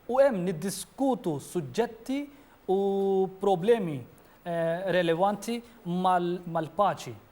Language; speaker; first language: Maltese; non-native, fluent; Urdu